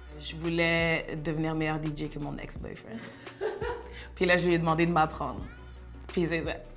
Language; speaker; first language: French; early bilingual, other home language; Bambara